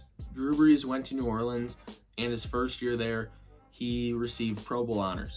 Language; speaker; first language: English; native; English